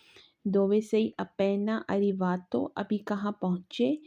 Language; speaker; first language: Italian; non-native, fluent; Urdu